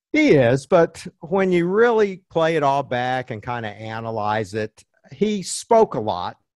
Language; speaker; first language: English; early bilingual, other home language; Chinese